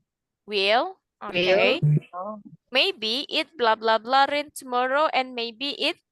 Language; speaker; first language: English; non-native, fluent; Indonesian